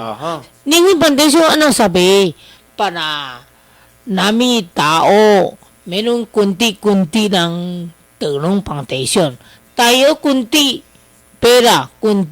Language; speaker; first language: Filipino; non-native, learner; Chinese